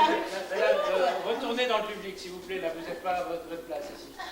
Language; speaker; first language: French; native; French